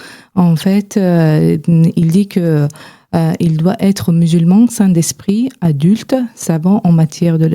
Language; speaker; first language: French; non-native, fluent; Persian